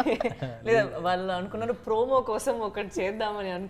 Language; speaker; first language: Telugu; non-native, fluent; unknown